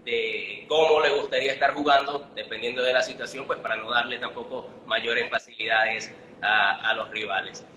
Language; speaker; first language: Spanish; native; Spanish